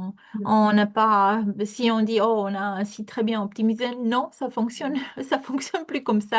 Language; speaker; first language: French; non-native, fluent; Romanian